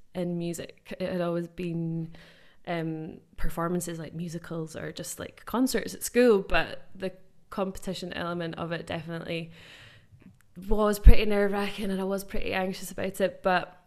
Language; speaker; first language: English; native; English